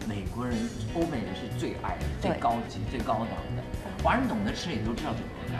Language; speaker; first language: Chinese; native; Chinese